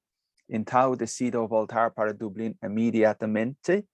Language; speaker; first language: Portuguese; non-native, learner; English